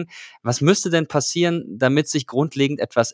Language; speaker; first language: German; native; German